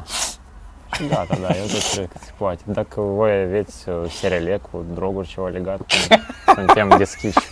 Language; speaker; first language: Romanian; non-native, local second language; Russian